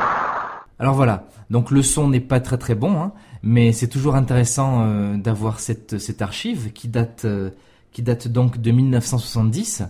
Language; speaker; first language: French; native; French